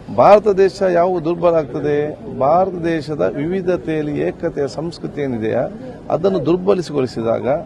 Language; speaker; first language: Kannada; native; Kannada